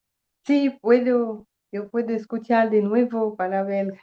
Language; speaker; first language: Spanish; non-native, learner; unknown